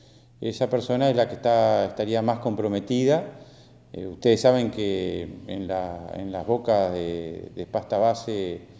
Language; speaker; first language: Spanish; native; Spanish